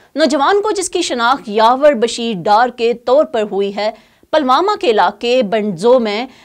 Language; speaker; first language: Urdu; native; Urdu